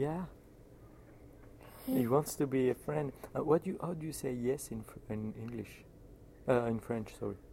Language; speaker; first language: English; non-native, fluent; French